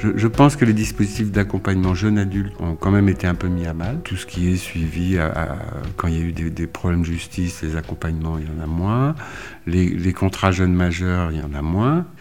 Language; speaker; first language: French; native; French